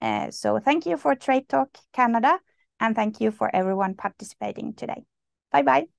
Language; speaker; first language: English; non-native, fluent; Swedish